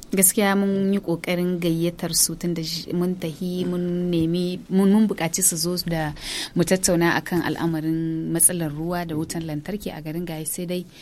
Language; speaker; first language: Hausa; native; Hausa